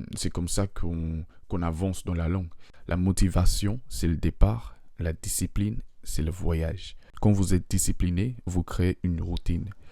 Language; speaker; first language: French; non-native, fluent; English